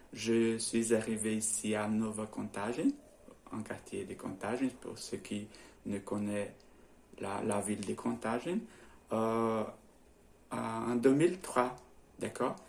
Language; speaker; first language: French; non-native, learner; Portuguese